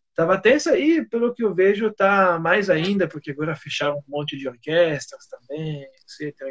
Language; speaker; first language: Portuguese; non-native, fluent; Italian